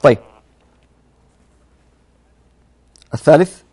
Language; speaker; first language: Arabic; native; Arabic